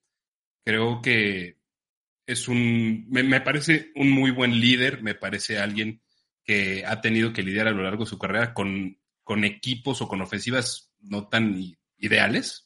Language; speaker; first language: Spanish; native; Spanish